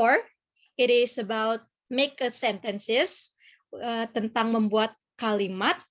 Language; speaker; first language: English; non-native, learner; Indonesian